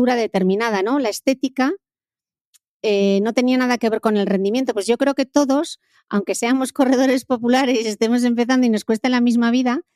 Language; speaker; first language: Spanish; native; Spanish